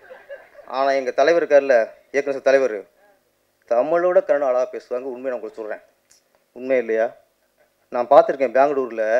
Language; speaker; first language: Tamil; native; Tamil